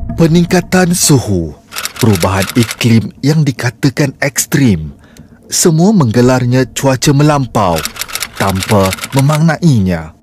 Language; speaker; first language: Malay; native; Malay